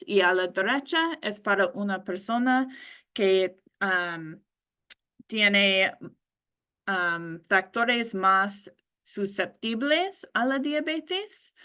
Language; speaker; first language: Spanish; non-native, learner; English